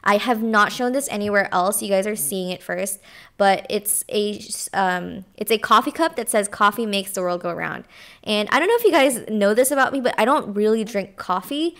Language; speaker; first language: English; non-native, local second language; Filipino